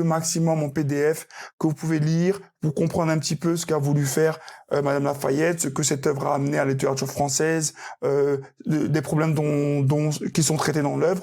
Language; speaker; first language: French; native; French